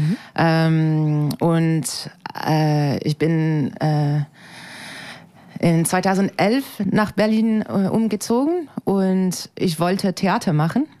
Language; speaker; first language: German; non-native, fluent; French